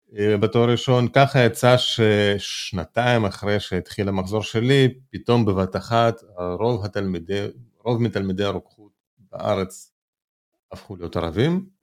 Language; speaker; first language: Hebrew; native; Hebrew